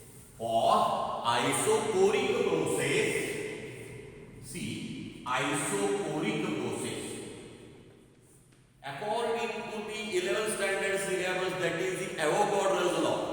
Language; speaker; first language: English; non-native, local second language; Marathi